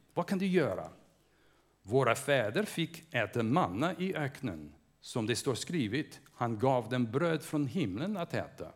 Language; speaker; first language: Swedish; non-native, fluent; English